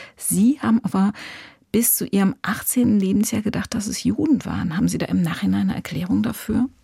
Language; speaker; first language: German; native; German